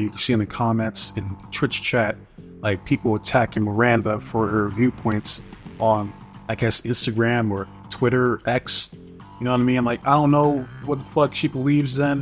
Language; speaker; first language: English; native; English